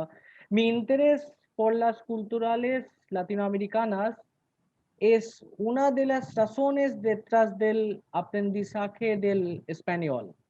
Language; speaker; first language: Spanish; non-native, learner; Bangla